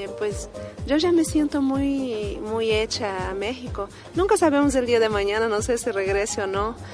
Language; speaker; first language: Spanish; non-native, fluent; Portuguese